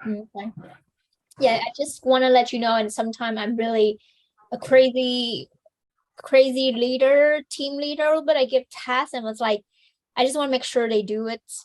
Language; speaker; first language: English; non-native, fluent; Vietnamese